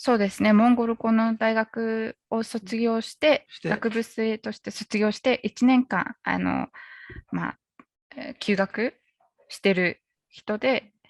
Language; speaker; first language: Japanese; non-native, fluent; Mongolian